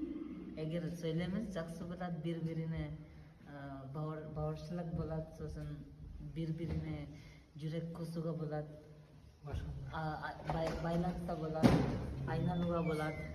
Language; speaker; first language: Kazakh; non-native, learner; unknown